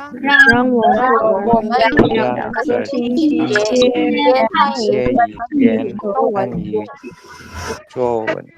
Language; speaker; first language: Chinese; non-native, learner; Indonesian